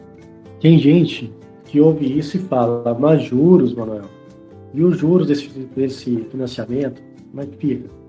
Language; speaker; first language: Portuguese; native; Portuguese